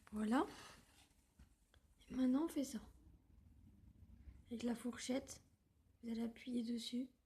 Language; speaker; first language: French; native; French